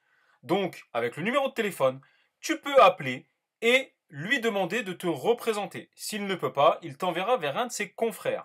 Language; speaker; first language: French; native; French